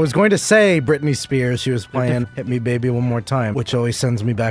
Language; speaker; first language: English; native; English